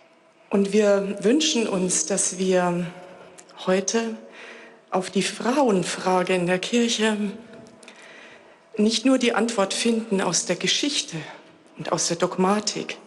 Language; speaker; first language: German; non-native, fluent; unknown